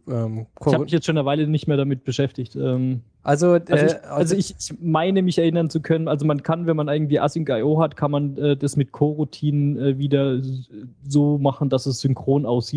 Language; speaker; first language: German; native; German